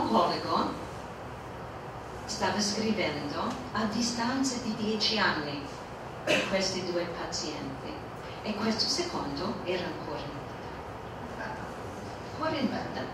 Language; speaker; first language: Italian; non-native, fluent; English